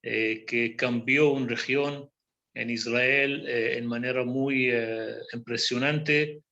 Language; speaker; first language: Spanish; non-native, fluent; Hebrew